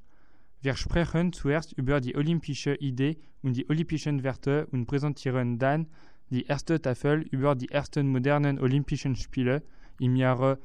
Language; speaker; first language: German; non-native, learner; French